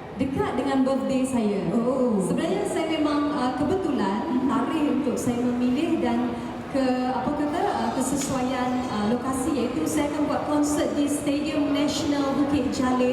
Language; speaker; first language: Malay; native; Malay